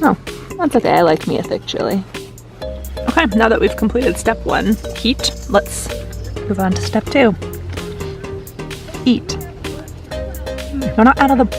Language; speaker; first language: English; native; English